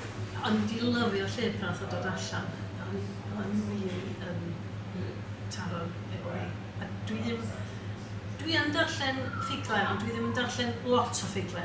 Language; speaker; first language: Welsh; non-native, local second language; English